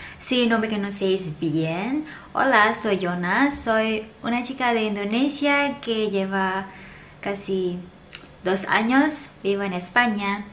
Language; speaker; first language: Spanish; non-native, fluent; Indonesian